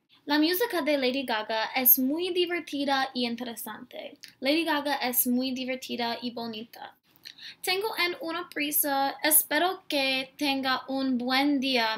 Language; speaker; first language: Spanish; non-native, learner; English